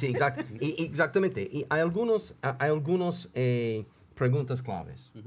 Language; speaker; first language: Spanish; non-native, fluent; English